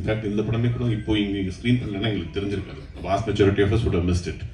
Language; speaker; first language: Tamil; native; Tamil